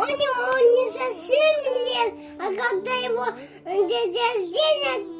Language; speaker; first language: Russian; non-native, learner; Tajik